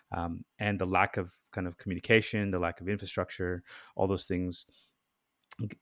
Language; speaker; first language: English; native; English